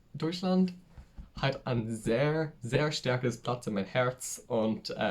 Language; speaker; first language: German; non-native, learner; English